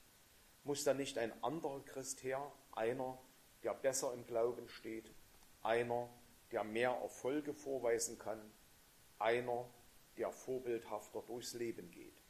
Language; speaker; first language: German; native; German